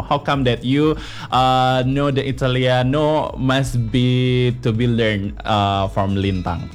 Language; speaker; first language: English; non-native, fluent; Indonesian